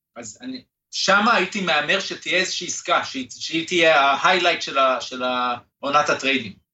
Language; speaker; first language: Hebrew; native; Hebrew